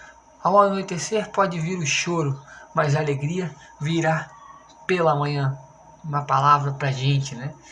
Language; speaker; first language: Portuguese; native; Portuguese